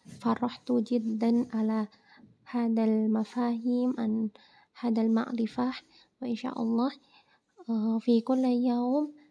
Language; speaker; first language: Arabic; non-native, learner; Indonesian